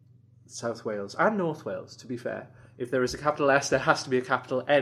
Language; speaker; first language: English; native; English